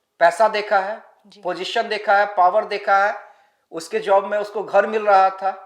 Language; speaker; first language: Hindi; native; Hindi